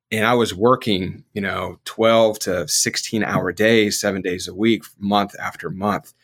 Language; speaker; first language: English; native; English